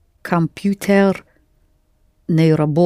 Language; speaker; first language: Russian; non-native, learner; English